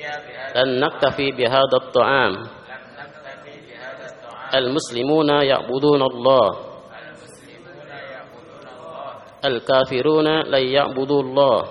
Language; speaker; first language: Arabic; non-native, learner; Indonesian